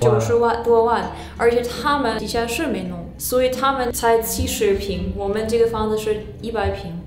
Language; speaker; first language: Chinese; early bilingual, heritage; Chinese